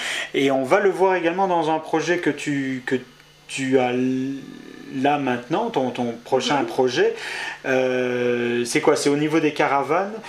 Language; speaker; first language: French; native; French